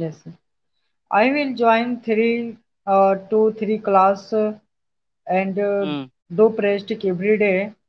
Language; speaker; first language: English; non-native, learner; Hindi